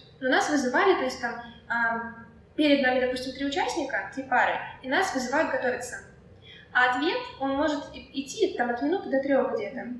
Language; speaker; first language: Russian; native; Russian